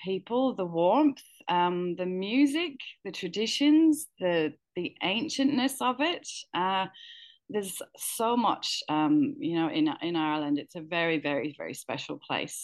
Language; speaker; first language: English; native; English